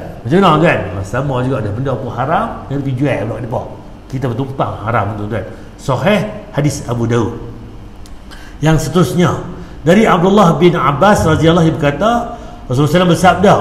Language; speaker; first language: Malay; native; Malay